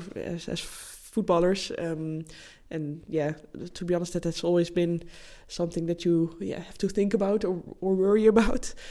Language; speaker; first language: English; non-native, fluent; Dutch